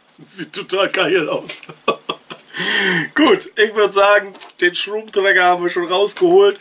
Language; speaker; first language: German; native; German